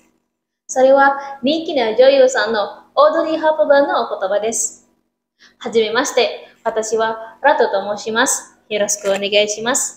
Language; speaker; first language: Japanese; non-native, learner; Indonesian